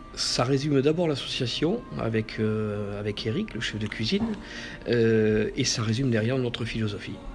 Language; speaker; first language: French; native; French